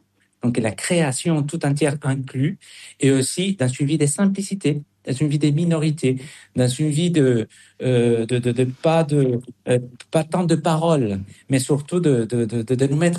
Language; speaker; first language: French; non-native, fluent; Spanish